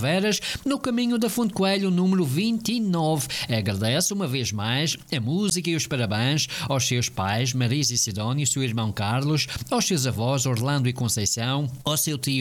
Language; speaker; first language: Portuguese; native; Portuguese